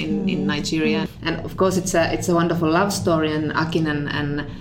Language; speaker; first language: English; non-native, fluent; Finnish